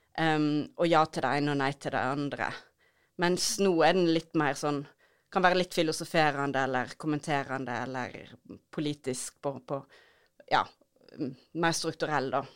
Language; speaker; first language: Norwegian; native; Norwegian